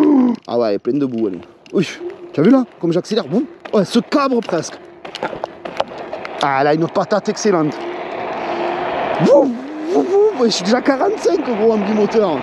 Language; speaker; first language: French; native; French